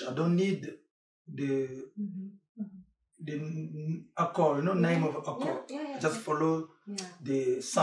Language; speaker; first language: English; non-native, learner; French